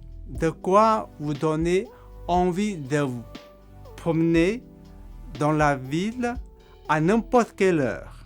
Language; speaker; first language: French; non-native, fluent; Korean